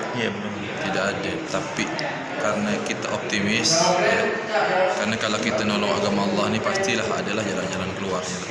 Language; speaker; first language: Indonesian; native; Indonesian